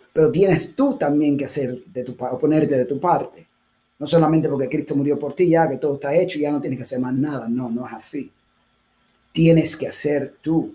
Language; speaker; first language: Spanish; early bilingual, heritage; Spanish